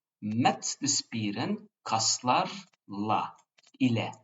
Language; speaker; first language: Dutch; non-native, fluent; Turkish